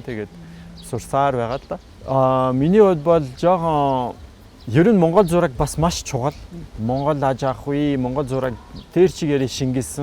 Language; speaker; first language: Mongolian; non-native, fluent; French